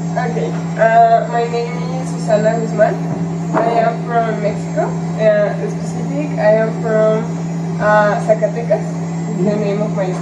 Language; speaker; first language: English; non-native, learner; Spanish